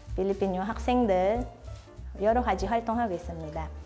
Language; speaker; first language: Korean; non-native, fluent; Filipino